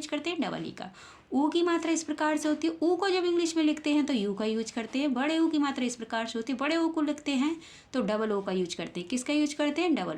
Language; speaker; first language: Hindi; native; Hindi